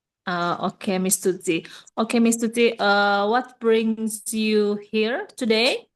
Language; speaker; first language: English; non-native, learner; Indonesian